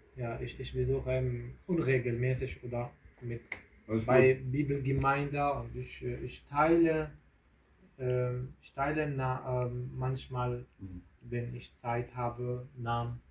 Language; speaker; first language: German; non-native, learner; Kurdish